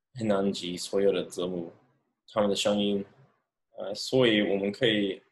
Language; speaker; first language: Chinese; non-native, learner; English